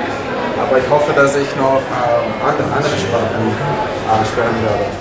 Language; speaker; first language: German; non-native, fluent; Portuguese